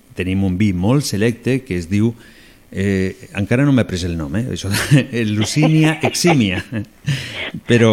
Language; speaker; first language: Catalan; non-native, local second language; Spanish